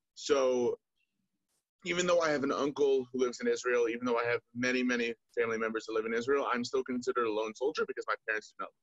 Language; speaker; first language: English; native; English